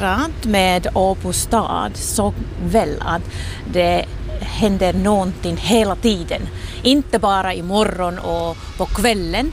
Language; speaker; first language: Swedish; non-native, local second language; Finnish